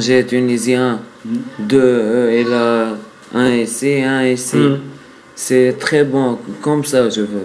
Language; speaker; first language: French; non-native, learner; Arabic